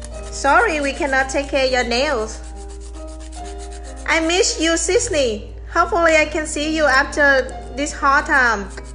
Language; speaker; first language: English; non-native, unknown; Vietnamese